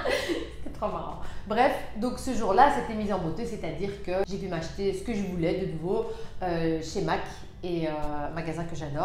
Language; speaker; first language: French; native; French